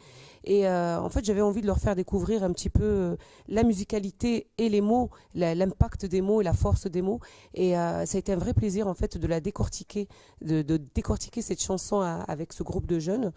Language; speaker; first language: French; native; French